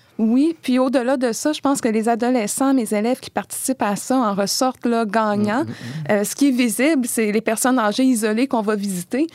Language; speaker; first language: French; native; French